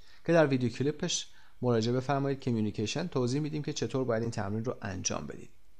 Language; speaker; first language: Persian; native; Persian